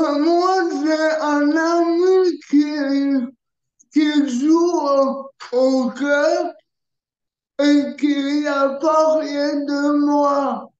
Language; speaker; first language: French; early bilingual, other home language; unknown